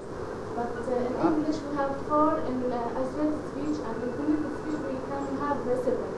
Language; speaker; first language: English; non-native, learner; Arabic